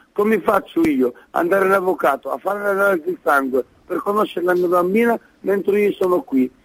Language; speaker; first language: Italian; non-native, fluent; Arabic